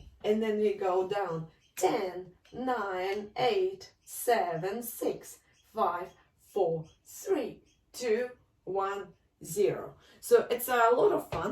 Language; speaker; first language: English; non-native, fluent; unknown